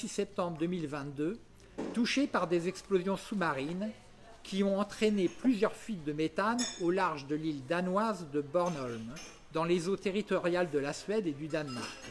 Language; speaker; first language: French; native; French